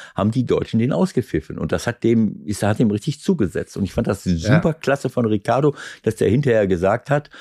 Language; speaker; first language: German; native; German